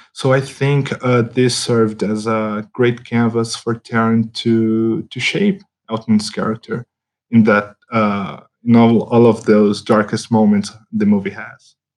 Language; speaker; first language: English; non-native, fluent; Portuguese